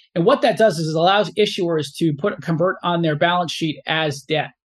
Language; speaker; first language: English; native; English